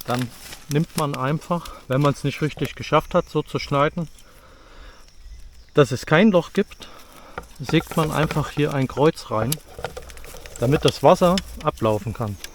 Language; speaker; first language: German; native; German